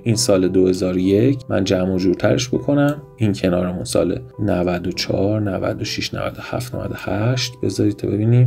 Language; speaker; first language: Persian; native; Persian